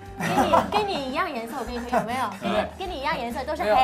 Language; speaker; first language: Chinese; native; Chinese